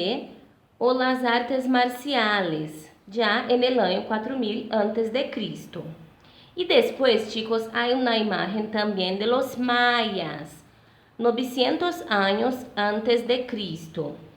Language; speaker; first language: Spanish; non-native, fluent; Portuguese